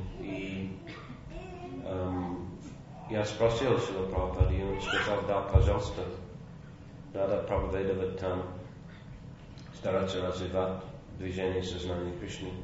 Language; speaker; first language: Russian; non-native, fluent; English